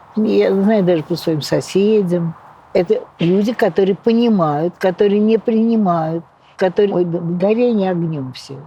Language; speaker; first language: Russian; native; Russian